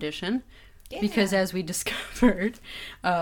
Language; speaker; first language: English; native; English